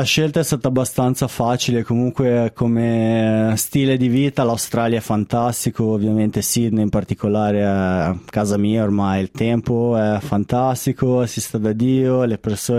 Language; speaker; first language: Italian; native; Italian